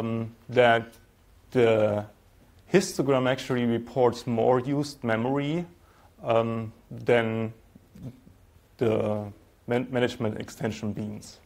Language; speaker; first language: English; non-native, fluent; German